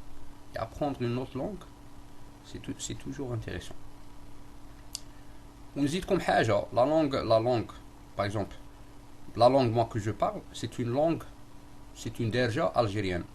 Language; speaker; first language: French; non-native, local second language; Arabic